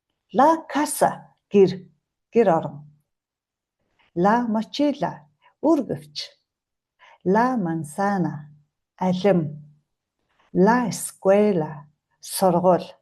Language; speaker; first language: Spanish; non-native, fluent; Mongolian